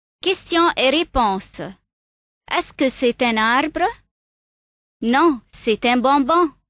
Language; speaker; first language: French; non-native, fluent; Arabic